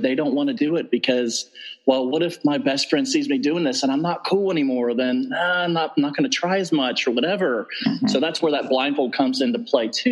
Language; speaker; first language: English; native; English